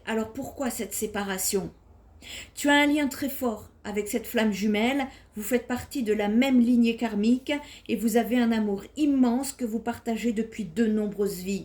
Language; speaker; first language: French; native; French